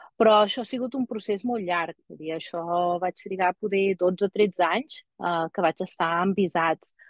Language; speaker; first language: Catalan; native; Catalan